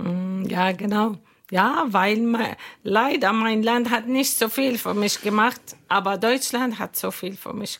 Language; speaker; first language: German; non-native, learner; Arabic